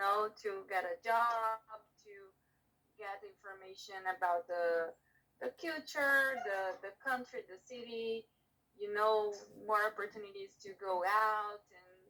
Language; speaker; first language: English; non-native, learner; Portuguese